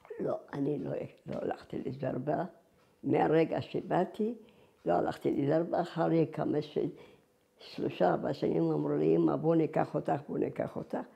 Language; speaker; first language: Hebrew; non-native, fluent; Arabic